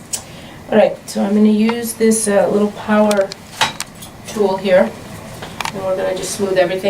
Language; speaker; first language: English; native; English